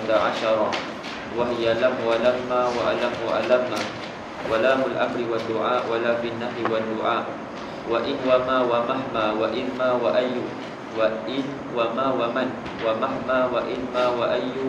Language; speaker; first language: Arabic; non-native, fluent; Malay